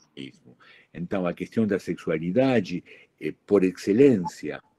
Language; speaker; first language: Portuguese; non-native, learner; Spanish